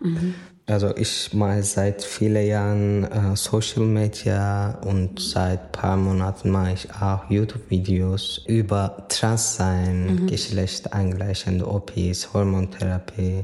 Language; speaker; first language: German; non-native, fluent; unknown